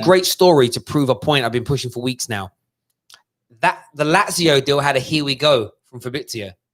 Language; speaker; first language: English; native; English